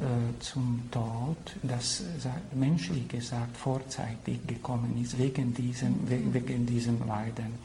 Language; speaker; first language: German; non-native, fluent; Slovak